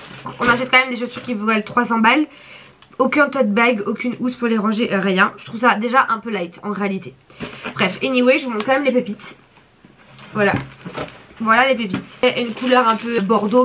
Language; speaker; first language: French; native; French